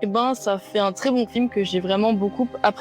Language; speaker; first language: French; native; French